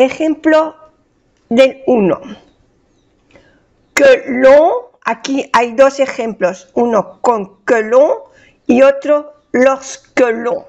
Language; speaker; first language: Spanish; non-native, fluent; French